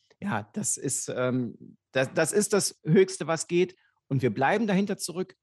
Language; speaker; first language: German; native; German